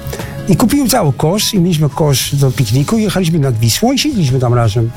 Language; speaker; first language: Polish; non-native, learner; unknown